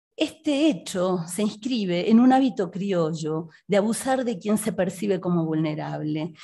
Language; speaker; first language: Spanish; native; Spanish